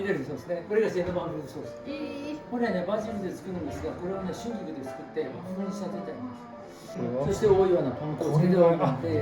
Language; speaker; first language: Japanese; native; Japanese